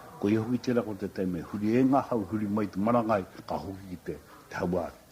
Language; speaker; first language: Māori; native; Māori